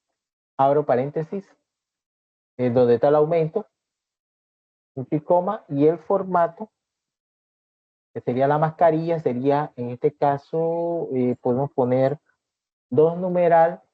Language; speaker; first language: Spanish; native; Spanish